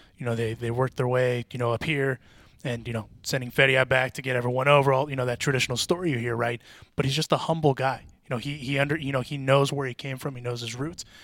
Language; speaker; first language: English; early bilingual, other home language; Spanish